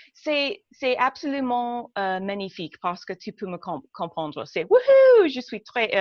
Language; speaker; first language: French; non-native, learner; English